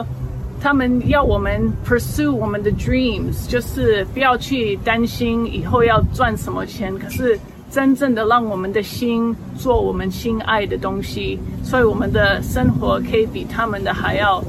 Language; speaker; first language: Chinese; early bilingual, heritage; Chinese